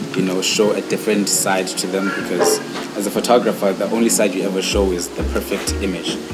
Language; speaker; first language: English; non-native, local second language; Xhosa